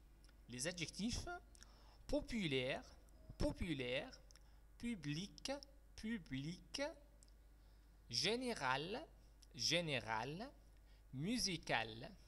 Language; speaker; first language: French; non-native, fluent; Arabic